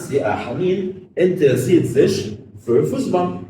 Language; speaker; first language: German; non-native, fluent; Arabic